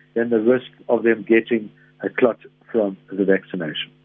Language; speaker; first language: English; native; English